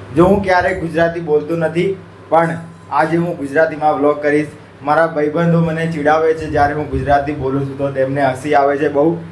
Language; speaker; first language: Gujarati; early bilingual, other home language; Hindi